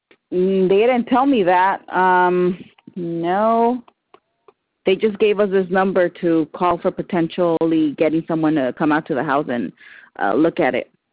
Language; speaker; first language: English; early bilingual, other home language; Spanish